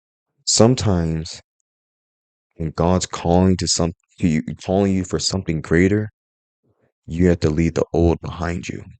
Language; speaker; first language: English; native; English